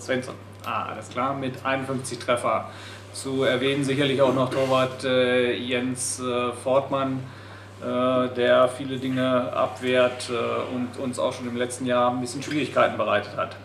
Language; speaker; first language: German; native; German